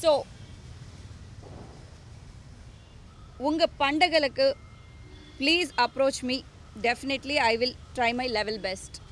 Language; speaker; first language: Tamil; non-native, learner; Telugu